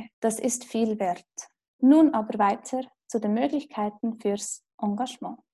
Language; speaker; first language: German; native; German